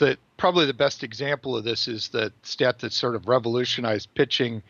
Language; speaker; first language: English; native; English